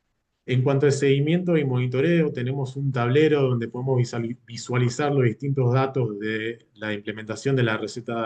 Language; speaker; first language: Spanish; native; Spanish